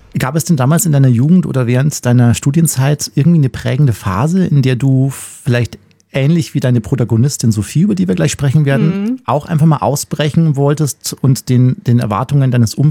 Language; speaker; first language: German; native; German